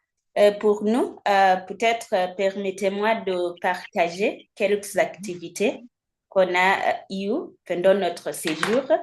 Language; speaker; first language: French; non-native, fluent; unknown